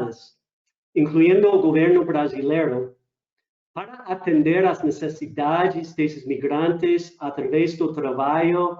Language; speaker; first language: Portuguese; non-native, fluent; English